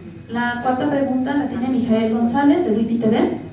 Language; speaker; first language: Spanish; native; Spanish